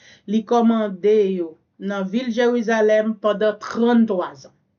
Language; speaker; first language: French; non-native, learner; Haitian Creole